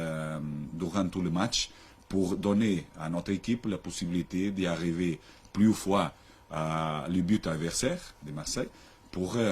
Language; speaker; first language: French; non-native, learner; Portuguese